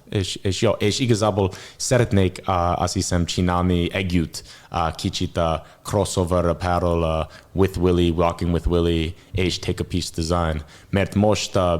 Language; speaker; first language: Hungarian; non-native, learner; English